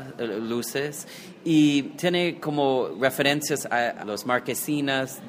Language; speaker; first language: Spanish; non-native, fluent; English